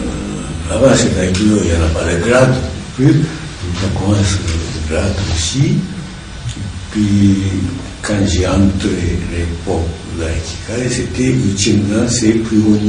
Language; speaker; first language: French; non-native, learner; Japanese